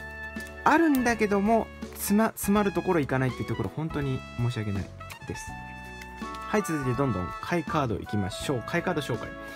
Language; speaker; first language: Japanese; native; Japanese